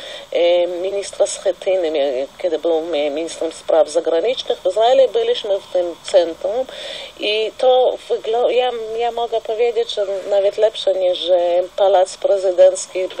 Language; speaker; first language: Polish; non-native, fluent; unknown